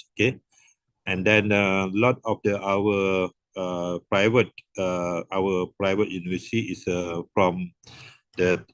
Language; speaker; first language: English; non-native, local second language; Malay